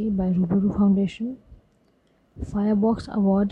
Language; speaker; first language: English; non-native, local second language; Hindi